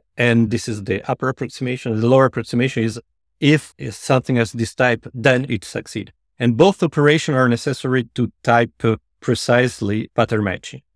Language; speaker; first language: English; non-native, fluent; Italian